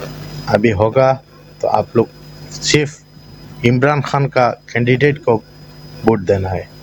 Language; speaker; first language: Hindi; non-native, fluent; Bangla